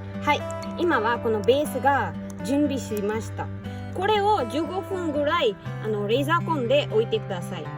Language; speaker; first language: Japanese; non-native, fluent; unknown